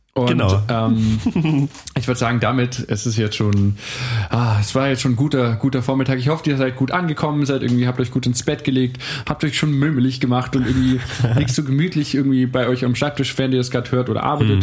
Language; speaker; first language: German; native; German